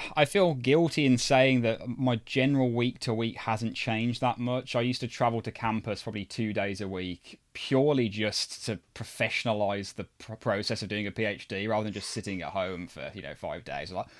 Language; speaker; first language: English; native; English